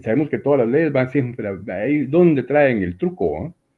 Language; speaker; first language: Spanish; native; Spanish